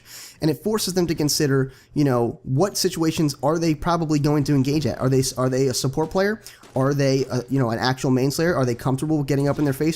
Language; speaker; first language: English; native; English